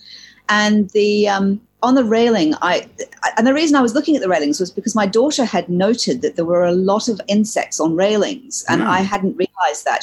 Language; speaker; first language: English; native; English